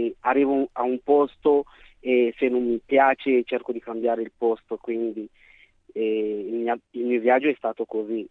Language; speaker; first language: Italian; non-native, fluent; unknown